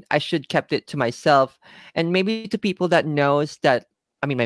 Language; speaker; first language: English; non-native, local second language; Filipino